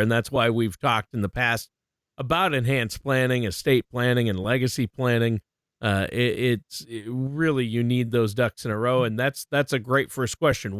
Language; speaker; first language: English; native; English